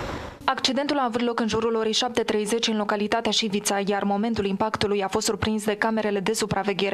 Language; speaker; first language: Romanian; native; Romanian